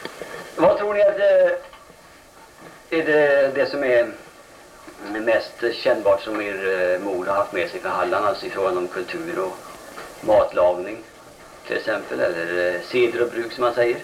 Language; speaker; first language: Swedish; native; Swedish